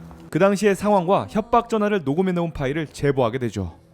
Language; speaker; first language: Korean; native; Korean